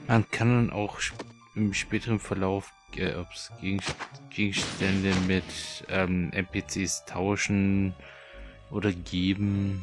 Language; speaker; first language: German; native; German